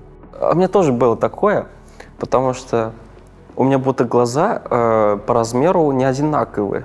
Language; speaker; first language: Russian; non-native, fluent; Korean